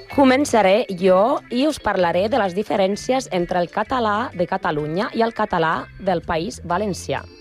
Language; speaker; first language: Catalan; non-native, learner; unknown